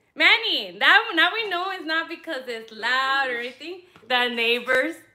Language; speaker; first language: English; early bilingual, other home language; Spanish